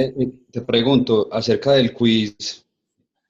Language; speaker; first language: Spanish; native; Spanish